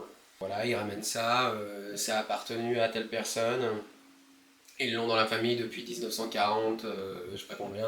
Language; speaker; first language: French; native; French